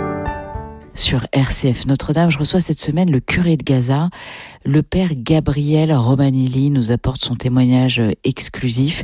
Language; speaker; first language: French; native; French